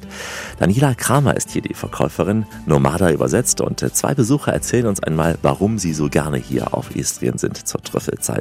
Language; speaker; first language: German; native; German